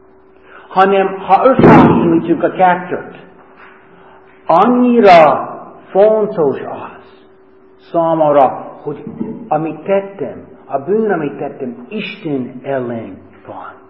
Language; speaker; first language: Hungarian; non-native, fluent; English